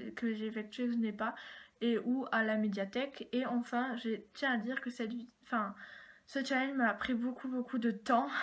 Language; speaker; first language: French; native; French